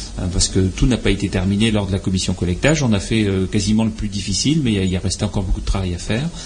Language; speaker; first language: French; native; French